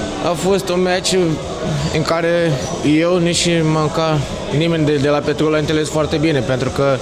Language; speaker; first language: Romanian; non-native, learner; Portuguese